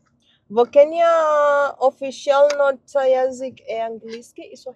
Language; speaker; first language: Macedonian; non-native, learner; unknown